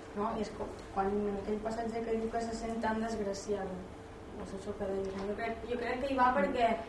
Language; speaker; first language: Catalan; non-native, local second language; Spanish